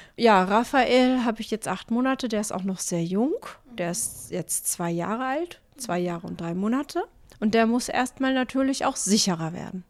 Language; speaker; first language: German; native; German